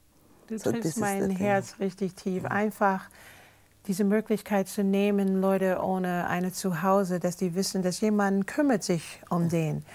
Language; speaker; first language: German; non-native, fluent; English